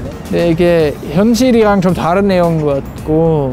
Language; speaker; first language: Korean; non-native, fluent; German